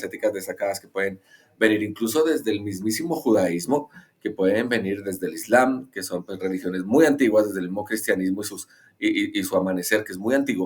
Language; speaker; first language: Spanish; native; Spanish